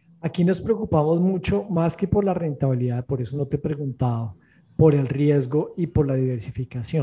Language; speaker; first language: Spanish; native; Spanish